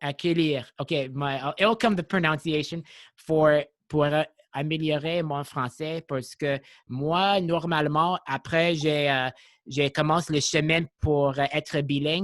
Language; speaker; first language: French; non-native, local second language; English